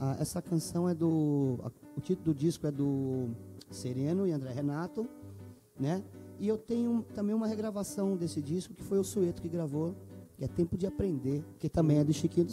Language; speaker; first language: Portuguese; native; Portuguese